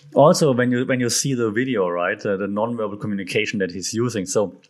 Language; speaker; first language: English; non-native, fluent; German